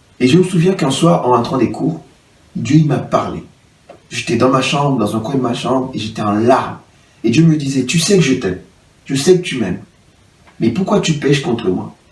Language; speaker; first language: French; non-native, local second language; Haitian Creole